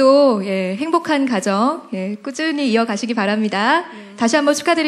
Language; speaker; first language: Korean; native; Korean